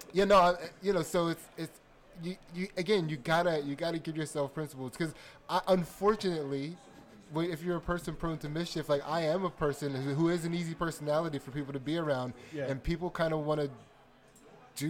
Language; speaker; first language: English; native; English